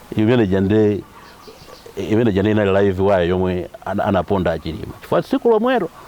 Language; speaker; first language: Nyanja; native; Nyanja